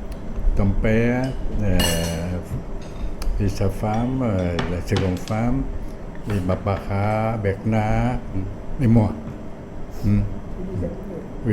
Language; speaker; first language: French; non-native, local second language; Vietnamese